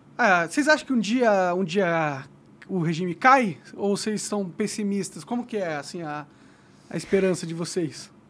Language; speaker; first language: Portuguese; native; Portuguese